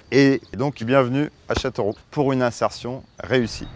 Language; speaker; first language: French; native; French